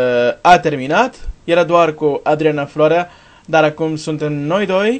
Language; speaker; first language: Romanian; non-native, learner; Portuguese